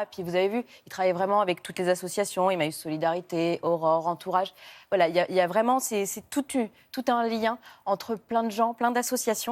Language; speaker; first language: French; native; French